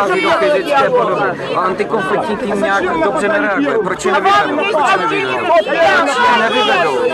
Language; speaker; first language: Russian; non-native, learner; Czech